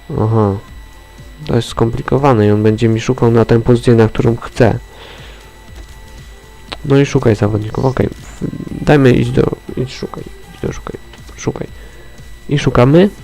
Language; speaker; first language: Polish; native; Polish